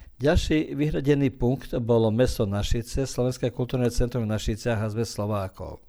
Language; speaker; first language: Slovak; early bilingual, heritage; Slovak